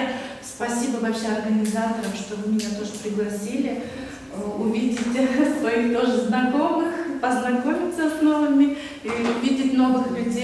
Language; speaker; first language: Russian; non-native, local second language; Kyrgyz